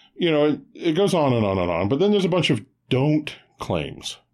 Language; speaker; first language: English; native; English